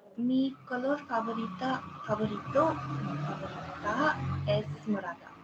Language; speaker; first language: Spanish; non-native, learner; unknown